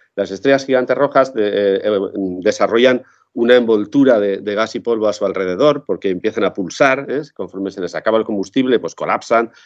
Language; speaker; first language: Spanish; native; Spanish